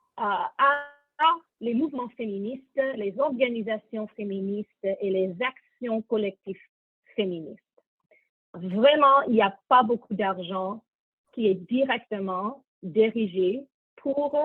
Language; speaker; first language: French; non-native, learner; English